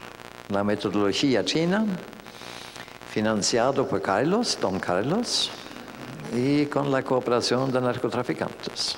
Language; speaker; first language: Spanish; non-native, fluent; Norwegian